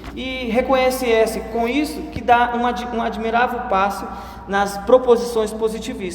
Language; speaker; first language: Portuguese; native; Portuguese